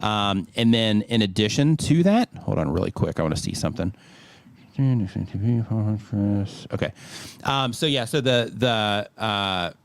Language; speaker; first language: English; native; English